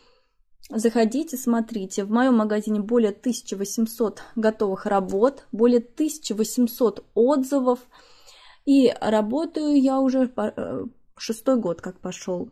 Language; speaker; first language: Russian; native; Russian